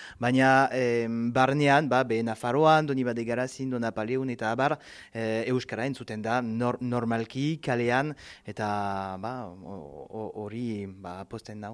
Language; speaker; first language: Basque; non-native, local second language; French